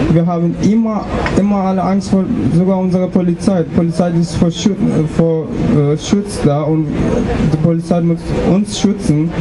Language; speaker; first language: German; non-native, learner; Persian